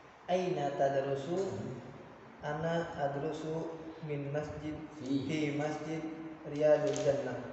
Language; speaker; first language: Arabic; non-native, learner; Indonesian